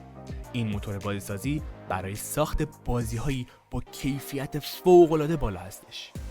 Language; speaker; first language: Persian; native; Persian